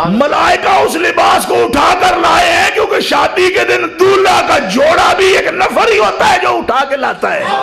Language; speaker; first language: Urdu; non-native, local second language; Punjabi